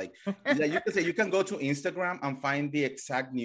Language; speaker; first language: English; non-native, fluent; Spanish